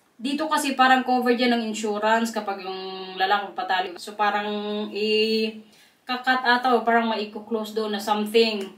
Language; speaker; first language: Filipino; non-native, local second language; Waray